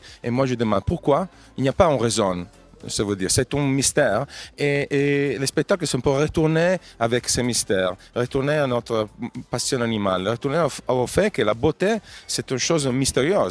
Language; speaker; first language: French; non-native, fluent; Italian